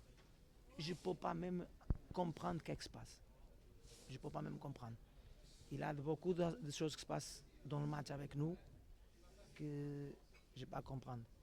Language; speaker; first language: French; non-native, learner; Portuguese